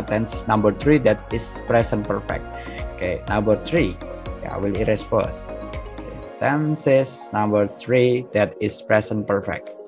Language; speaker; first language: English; non-native, fluent; Indonesian